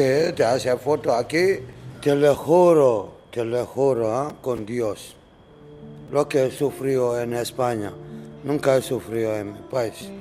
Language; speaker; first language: Spanish; non-native, learner; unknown